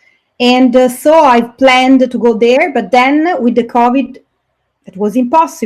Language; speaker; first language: English; non-native, fluent; Italian